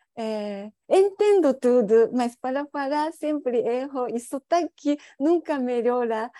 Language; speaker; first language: Portuguese; non-native, learner; Japanese